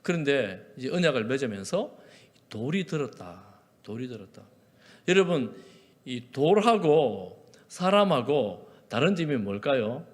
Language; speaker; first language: Korean; native; Korean